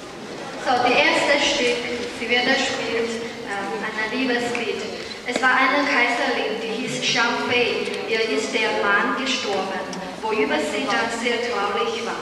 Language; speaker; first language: German; non-native, learner; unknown